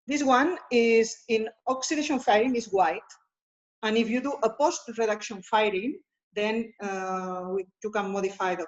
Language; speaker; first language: English; non-native, learner; Spanish